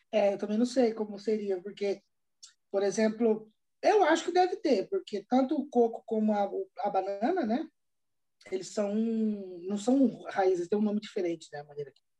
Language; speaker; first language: Portuguese; native; Portuguese